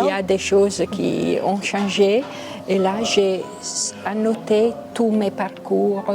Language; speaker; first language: French; non-native, local second language; Italian